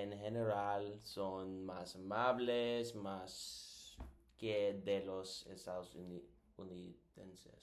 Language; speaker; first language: Spanish; non-native, learner; English